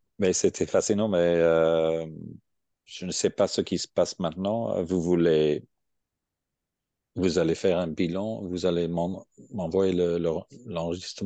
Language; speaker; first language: French; non-native, fluent; English